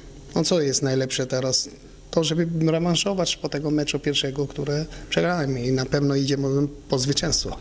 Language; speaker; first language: Polish; non-native, learner; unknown